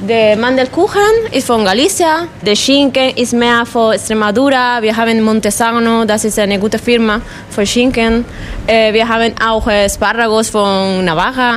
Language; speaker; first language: German; non-native, learner; Spanish